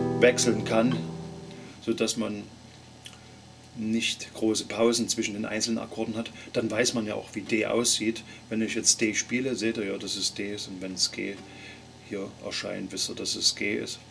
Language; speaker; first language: German; native; German